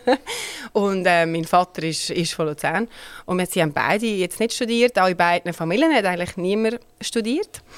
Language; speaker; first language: German; native; German